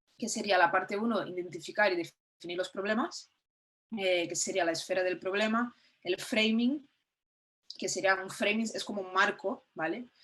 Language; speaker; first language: Spanish; non-native, fluent; Portuguese